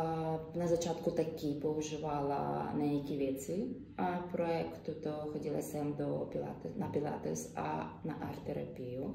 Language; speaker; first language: Czech; non-native, learner; Ukrainian